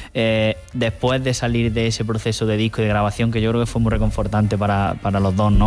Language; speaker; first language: Spanish; native; Spanish